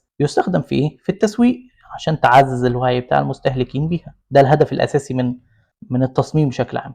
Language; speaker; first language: Arabic; native; Arabic